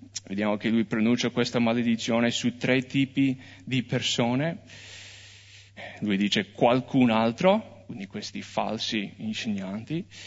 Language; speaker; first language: Italian; non-native, fluent; English